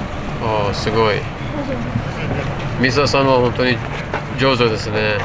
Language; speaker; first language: Japanese; non-native, learner; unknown